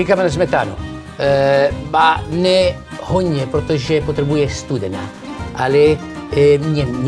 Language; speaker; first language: Czech; non-native, learner; Italian